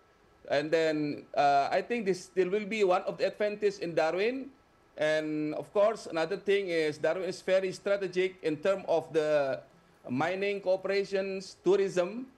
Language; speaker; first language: English; non-native, fluent; Indonesian